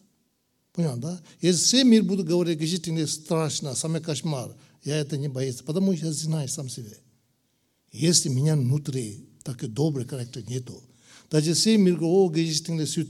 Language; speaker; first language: Russian; non-native, learner; Tibetan